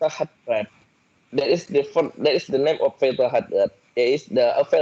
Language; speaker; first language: English; non-native, learner; Indonesian